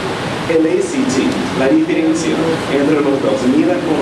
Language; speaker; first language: Spanish; non-native, fluent; English